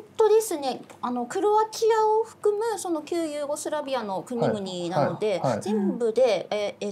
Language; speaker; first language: Japanese; native; Japanese